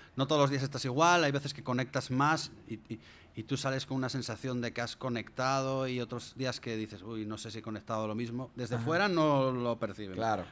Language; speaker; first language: Spanish; native; Spanish